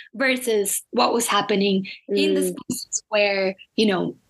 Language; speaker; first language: English; non-native, fluent; Portuguese